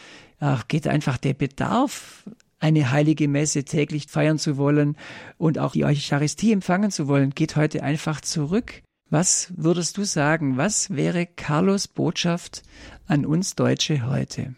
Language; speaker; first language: German; native; German